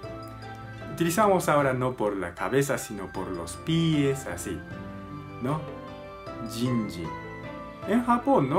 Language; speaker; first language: Spanish; non-native, learner; Japanese